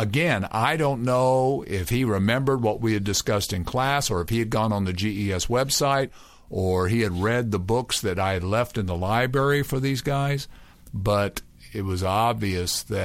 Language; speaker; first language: English; native; English